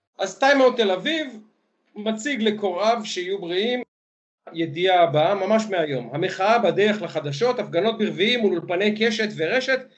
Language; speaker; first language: Hebrew; native; Hebrew